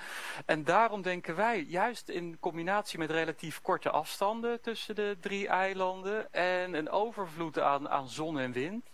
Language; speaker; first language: Dutch; native; Dutch